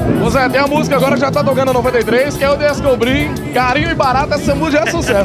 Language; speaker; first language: Portuguese; native; Portuguese